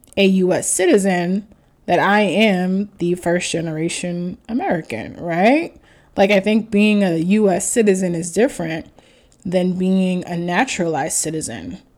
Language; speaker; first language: English; native; English